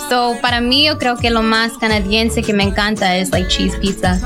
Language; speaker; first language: Spanish; early bilingual, heritage; Spanish